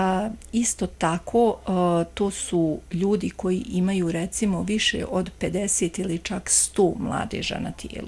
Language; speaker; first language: Croatian; native; Croatian